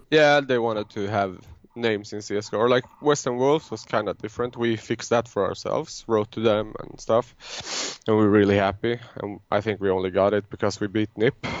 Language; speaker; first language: English; non-native, fluent; Swedish